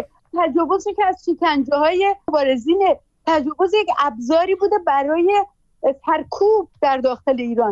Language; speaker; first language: Persian; native; Persian